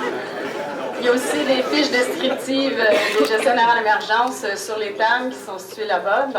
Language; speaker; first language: French; native; French